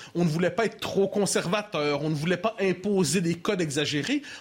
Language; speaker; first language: French; native; French